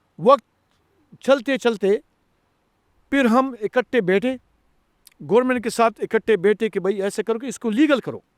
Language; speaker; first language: Urdu; non-native, local second language; Pashto